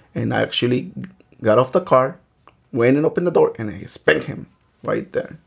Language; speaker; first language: English; early bilingual, other home language; Spanish